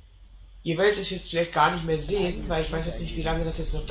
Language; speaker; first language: German; native; German